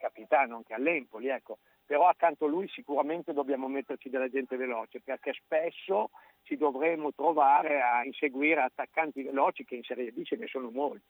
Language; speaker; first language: Italian; native; Italian